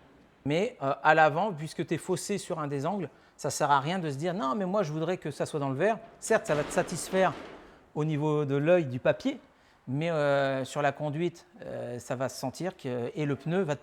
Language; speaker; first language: French; native; French